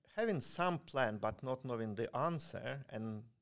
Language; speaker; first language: English; non-native, fluent; Ukrainian